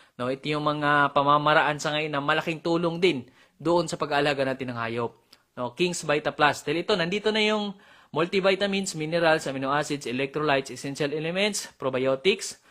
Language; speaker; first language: Filipino; non-native, local second language; Cebuano